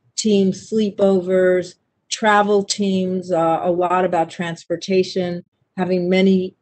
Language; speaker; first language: English; native; English